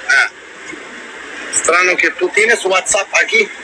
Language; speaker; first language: Spanish; non-native, learner; Albanian